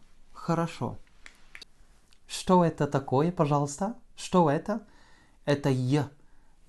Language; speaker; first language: Russian; non-native, fluent; French